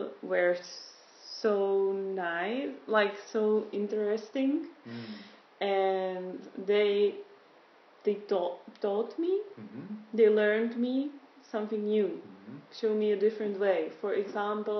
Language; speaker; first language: English; non-native, fluent; Czech